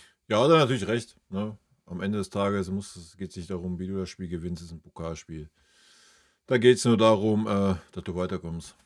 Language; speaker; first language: German; native; German